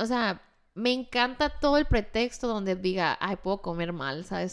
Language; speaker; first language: Spanish; early bilingual, heritage; Spanish